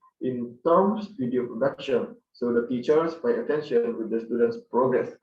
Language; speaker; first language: English; non-native, learner; Indonesian